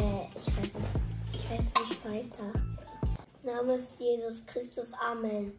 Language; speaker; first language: German; early bilingual, other home language; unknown